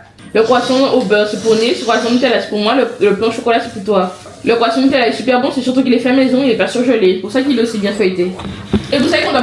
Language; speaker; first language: French; native; French